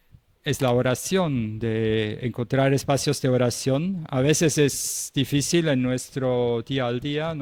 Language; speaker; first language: Spanish; non-native, fluent; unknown